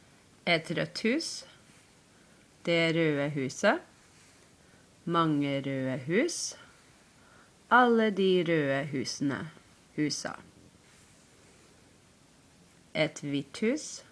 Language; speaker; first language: Norwegian; non-native, learner; English